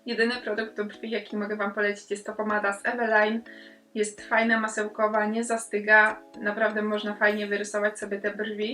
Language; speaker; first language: Polish; native; Polish